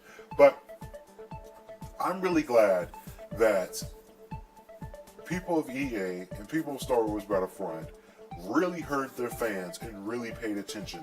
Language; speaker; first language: English; native; English